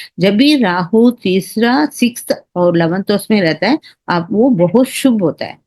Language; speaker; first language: Hindi; non-native, local second language; Tamil